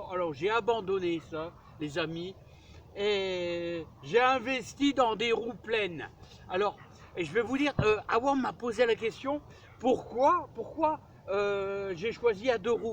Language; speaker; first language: French; native; French